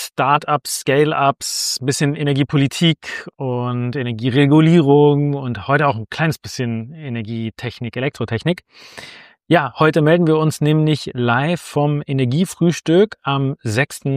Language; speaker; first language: German; native; German